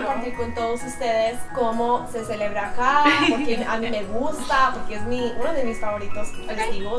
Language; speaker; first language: Spanish; non-native, fluent; English